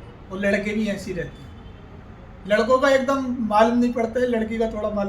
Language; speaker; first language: Hindi; native; Hindi